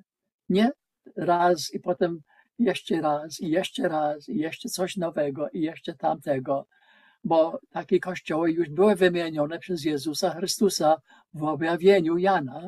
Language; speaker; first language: Polish; non-native, learner; English